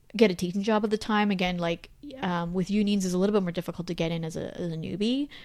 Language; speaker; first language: English; native; English